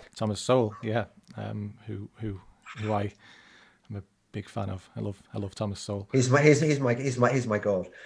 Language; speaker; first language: English; native; English